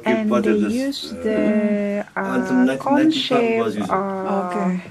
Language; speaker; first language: English; non-native, learner; Indonesian